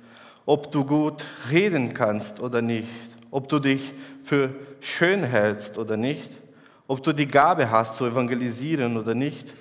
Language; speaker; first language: German; non-native, fluent; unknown